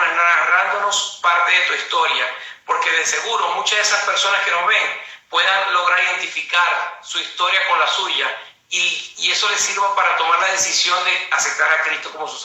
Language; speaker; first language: Spanish; native; Spanish